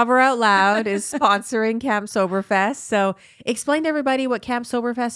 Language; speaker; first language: English; native; English